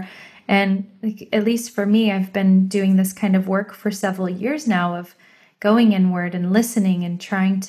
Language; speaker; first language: English; native; English